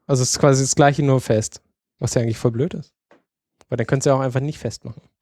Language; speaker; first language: German; native; German